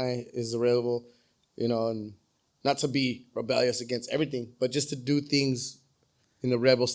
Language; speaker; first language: English; native; English